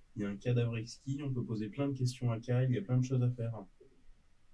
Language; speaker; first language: French; native; French